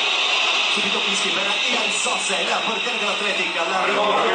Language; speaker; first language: Italian; native; Italian